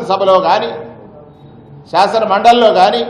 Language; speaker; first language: Telugu; native; Telugu